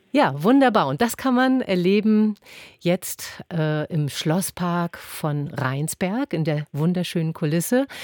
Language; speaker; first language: German; native; German